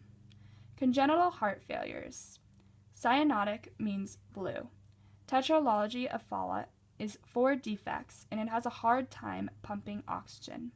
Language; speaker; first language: English; native; English